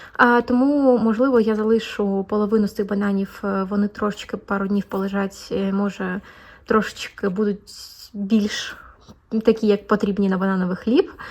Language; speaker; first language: Ukrainian; non-native, local second language; Russian